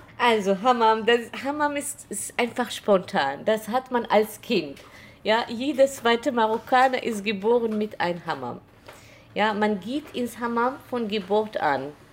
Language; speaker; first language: German; early bilingual, other home language; Arabic